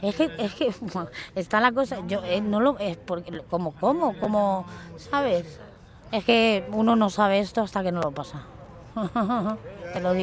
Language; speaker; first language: Spanish; native; Spanish